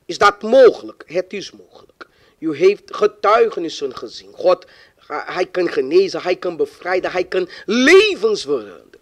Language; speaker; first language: Dutch; non-native, fluent; Portuguese